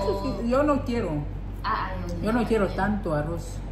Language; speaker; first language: Spanish; non-native, learner; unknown